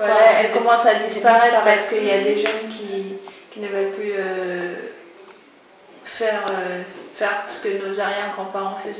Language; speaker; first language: French; non-native, local second language; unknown